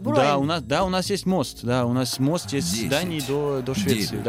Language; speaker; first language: Russian; early bilingual, heritage; Russian